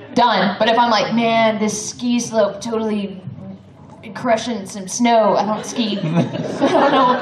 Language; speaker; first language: English; native; English